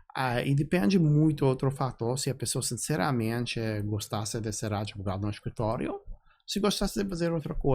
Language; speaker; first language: Portuguese; non-native, fluent; English